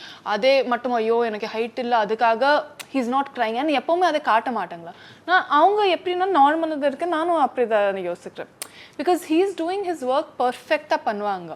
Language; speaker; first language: Tamil; non-native, learner; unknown